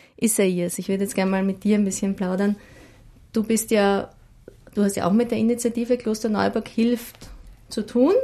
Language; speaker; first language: German; native; German